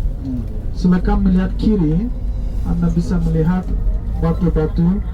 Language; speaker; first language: Indonesian; non-native, fluent; Turkish